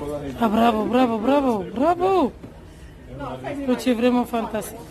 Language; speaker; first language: French; non-native, learner; Romanian